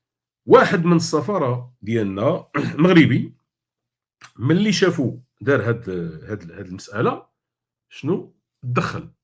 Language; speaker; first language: Arabic; native; Arabic